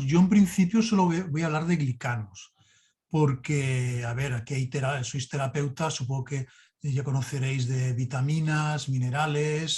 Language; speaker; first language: Spanish; native; Spanish